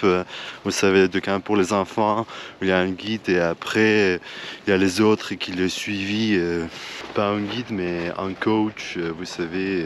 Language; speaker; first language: French; non-native, learner; Russian